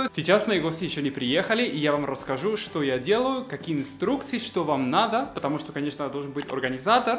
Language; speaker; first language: Russian; non-native, fluent; Spanish